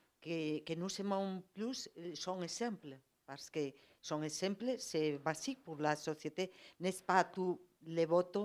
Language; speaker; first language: French; non-native, learner; Spanish